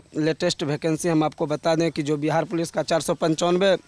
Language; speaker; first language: Hindi; native; Hindi